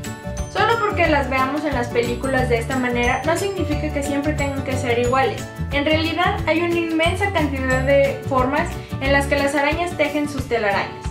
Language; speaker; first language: Spanish; native; Spanish